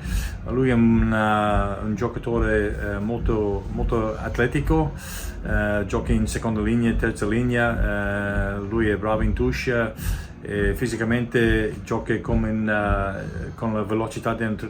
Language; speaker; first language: Italian; non-native, learner; English